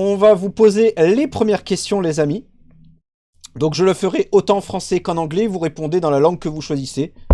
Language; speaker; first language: French; native; French